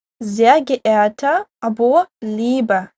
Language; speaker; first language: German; non-native, fluent; Ukrainian